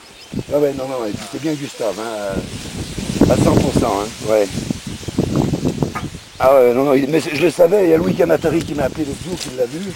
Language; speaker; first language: French; native; French